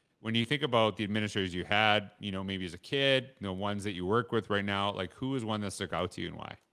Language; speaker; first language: English; native; English